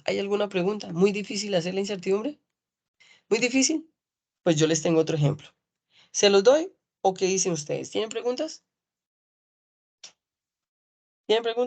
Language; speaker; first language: Spanish; native; Spanish